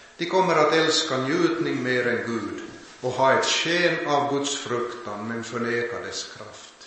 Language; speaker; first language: Swedish; native; Swedish